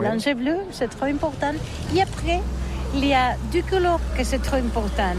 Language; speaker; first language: French; non-native, learner; Catalan